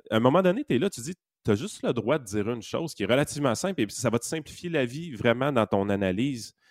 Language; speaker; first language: French; native; French